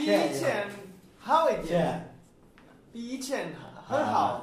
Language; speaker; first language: Chinese; non-native, learner; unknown